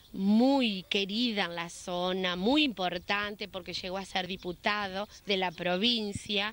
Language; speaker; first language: Spanish; native; Spanish